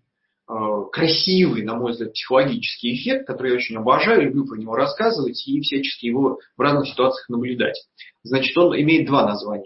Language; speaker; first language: Russian; native; Russian